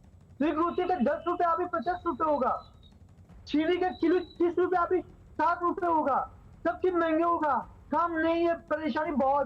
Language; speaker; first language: Hindi; non-native, learner; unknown